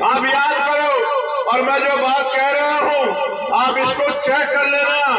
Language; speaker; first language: Hindi; native; Hindi